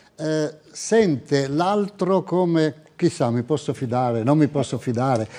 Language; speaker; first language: Italian; native; Italian